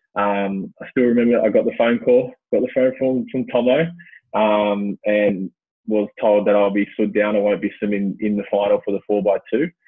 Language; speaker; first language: English; native; English